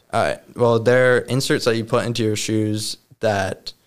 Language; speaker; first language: English; native; English